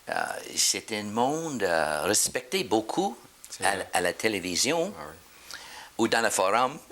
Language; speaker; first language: French; non-native, learner; English